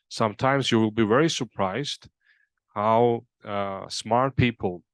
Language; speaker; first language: English; non-native, fluent; Georgian